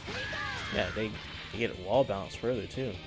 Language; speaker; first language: English; native; English